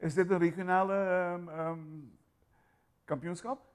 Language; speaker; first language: Dutch; non-native, local second language; Papiamento